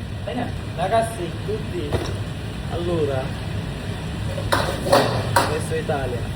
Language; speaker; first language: Italian; non-native, learner; Bangla